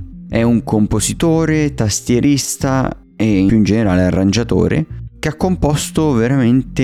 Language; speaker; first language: Italian; native; Italian